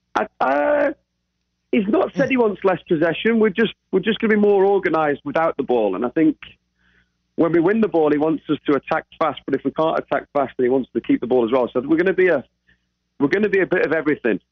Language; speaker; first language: English; native; English